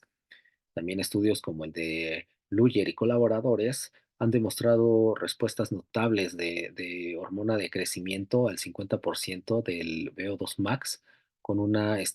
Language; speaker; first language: Spanish; native; Spanish